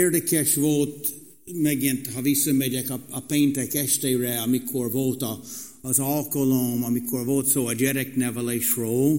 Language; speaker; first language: Hungarian; non-native, fluent; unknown